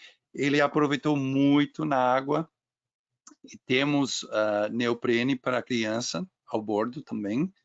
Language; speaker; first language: Portuguese; non-native, fluent; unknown